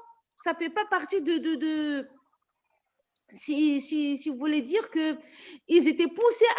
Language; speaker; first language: French; non-native, local second language; Arabic